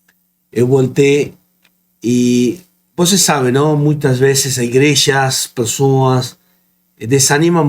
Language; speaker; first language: Portuguese; non-native, fluent; Spanish